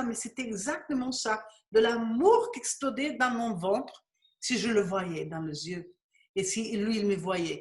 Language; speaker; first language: French; non-native, fluent; Spanish